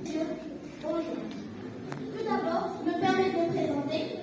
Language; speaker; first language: French; non-native, local second language; Arabic